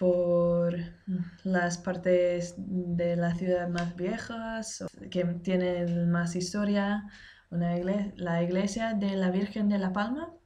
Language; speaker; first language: Spanish; non-native, learner; English